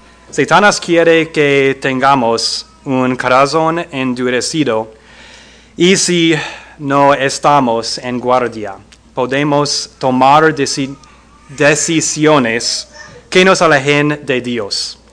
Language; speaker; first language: Spanish; non-native, learner; English